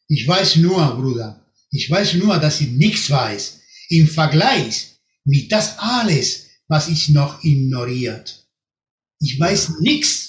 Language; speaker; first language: German; non-native, learner; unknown